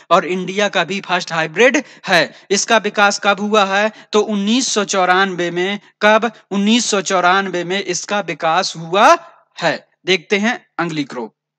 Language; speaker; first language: Hindi; native; Hindi